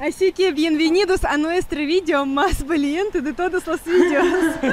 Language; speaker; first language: Spanish; non-native, fluent; Russian